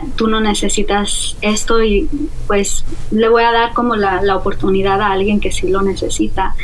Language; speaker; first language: Spanish; native; Spanish